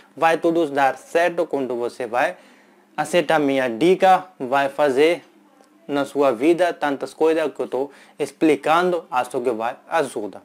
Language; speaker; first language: Portuguese; non-native, learner; Hindi